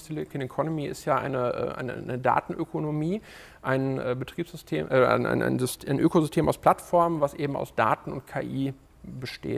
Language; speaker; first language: German; native; German